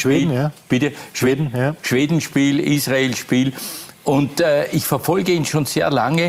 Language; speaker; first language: German; native; German